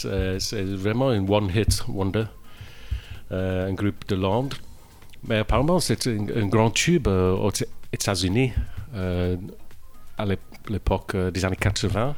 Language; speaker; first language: French; non-native, learner; English